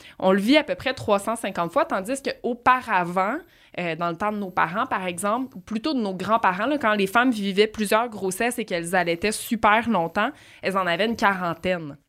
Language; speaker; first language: French; native; French